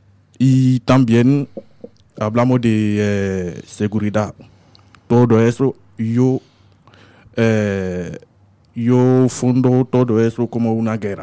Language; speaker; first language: Spanish; non-native, learner; French